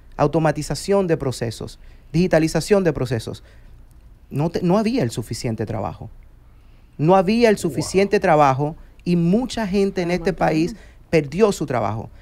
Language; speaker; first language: Spanish; native; Spanish